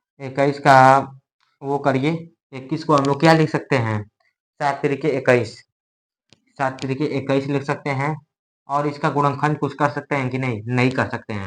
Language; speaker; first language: Hindi; native; Hindi